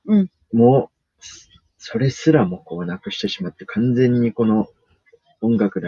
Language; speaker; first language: Japanese; native; Japanese